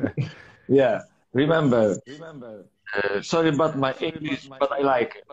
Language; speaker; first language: English; non-native, learner; Polish